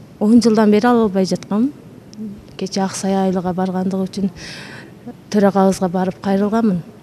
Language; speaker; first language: Kyrgyz; early bilingual, heritage; Kyrgyz